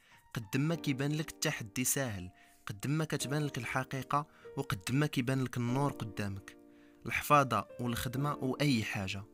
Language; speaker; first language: Arabic; native; Arabic